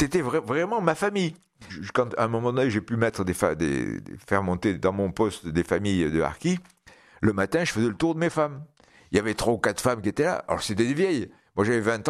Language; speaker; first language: French; native; French